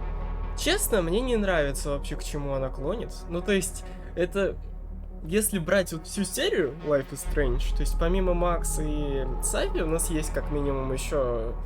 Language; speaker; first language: Russian; native; Russian